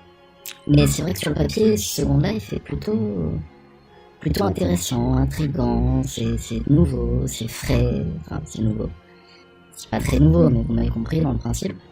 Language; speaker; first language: French; native; French